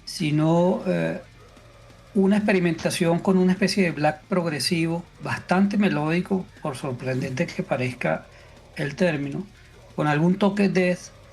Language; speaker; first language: Spanish; native; Spanish